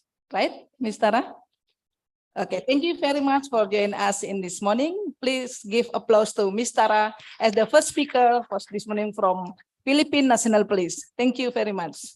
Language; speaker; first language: English; non-native, fluent; Indonesian